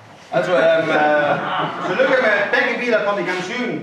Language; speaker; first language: German; non-native, learner; Danish